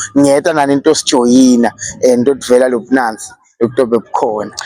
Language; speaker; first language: Zulu; non-native, local second language; Swati